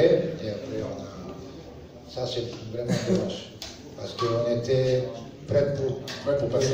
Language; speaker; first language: French; non-native, learner; Serbian